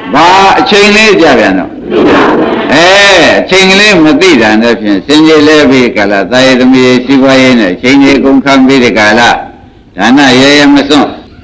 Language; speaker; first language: Burmese; native; Burmese